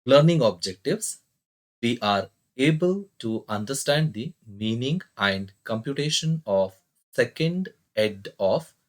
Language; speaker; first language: English; non-native, local second language; Kannada